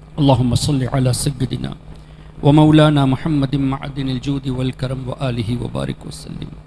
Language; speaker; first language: Urdu; non-native, fluent; Memoni